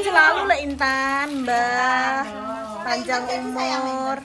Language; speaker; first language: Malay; non-native, local second language; Javanese